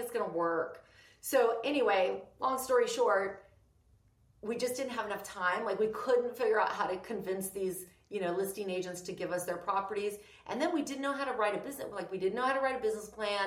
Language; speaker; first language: English; early bilingual, other home language; Greek